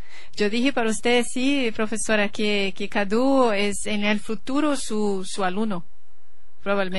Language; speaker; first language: Spanish; non-native, learner; Portuguese